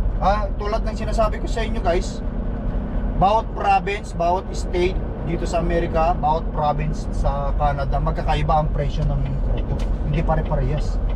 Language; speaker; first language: Filipino; native; Filipino